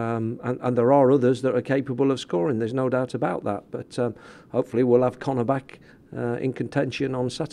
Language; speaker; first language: English; native; English